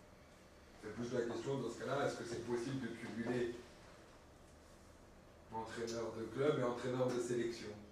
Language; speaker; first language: French; native; French